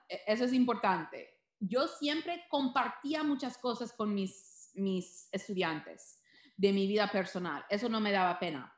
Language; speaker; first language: Spanish; early bilingual, heritage; Spanish